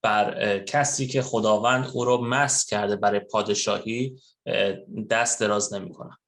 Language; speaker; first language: Persian; native; Persian